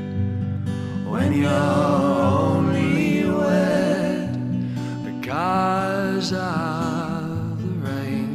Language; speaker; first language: English; native; English